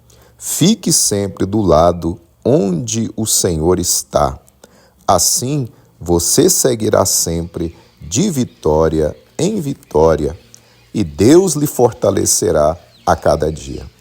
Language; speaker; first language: Portuguese; native; Portuguese